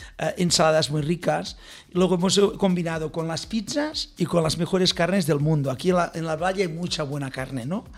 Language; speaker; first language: Spanish; non-native, local second language; Catalan